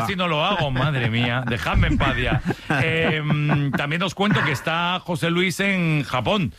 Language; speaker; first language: Spanish; native; Spanish